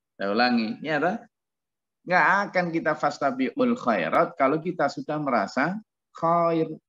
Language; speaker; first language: Indonesian; non-native, local second language; Javanese